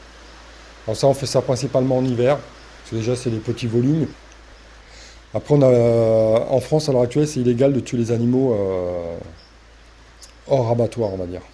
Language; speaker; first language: French; native; French